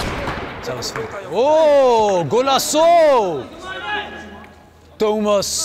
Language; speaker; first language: Dutch; native; Dutch